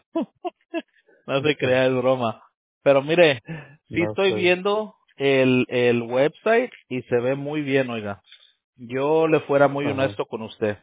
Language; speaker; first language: Spanish; native; Spanish